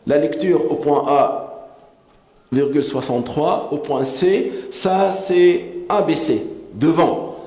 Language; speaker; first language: French; non-native, local second language; Arabic